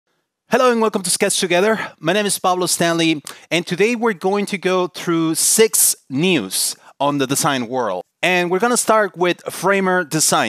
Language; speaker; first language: English; non-native, fluent; Spanish